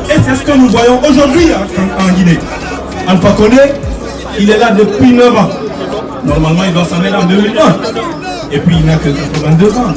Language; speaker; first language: French; non-native, local second language; Fula